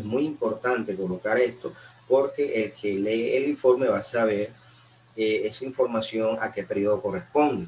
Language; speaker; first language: Spanish; native; Spanish